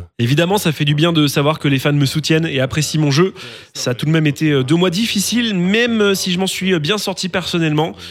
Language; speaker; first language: French; non-native, local second language; English